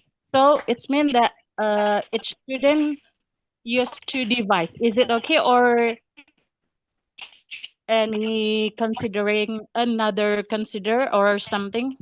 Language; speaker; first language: English; non-native, learner; Indonesian